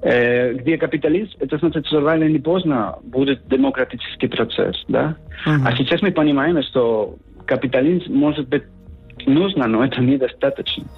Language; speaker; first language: Russian; non-native, learner; Spanish